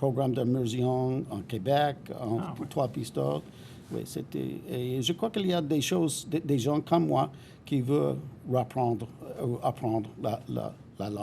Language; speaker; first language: French; non-native, fluent; English